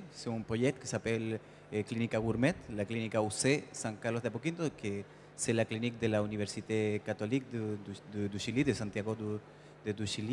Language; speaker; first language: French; non-native, learner; Spanish